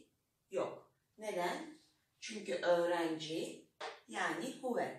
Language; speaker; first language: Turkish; non-native, fluent; Arabic